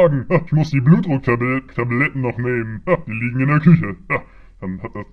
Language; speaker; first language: German; native; German